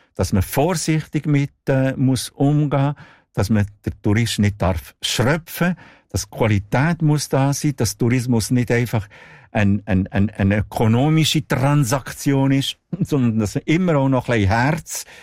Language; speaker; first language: German; non-native, local second language; Italian